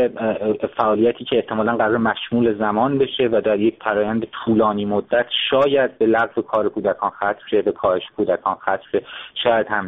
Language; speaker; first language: Persian; native; Persian